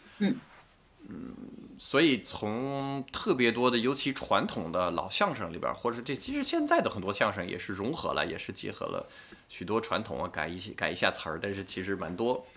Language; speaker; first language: Chinese; non-native, fluent; French